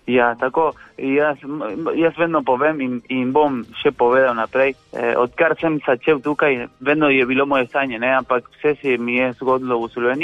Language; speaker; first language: Slovenian; non-native, fluent; Spanish